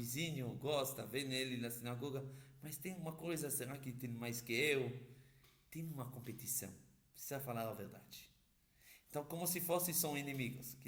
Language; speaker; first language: Portuguese; non-native, fluent; Hebrew